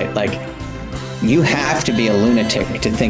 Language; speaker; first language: English; native; English